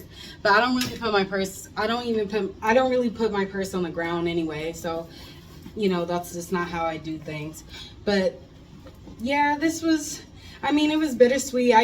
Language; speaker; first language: English; native; English